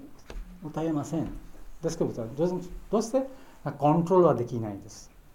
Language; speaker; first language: Japanese; non-native, learner; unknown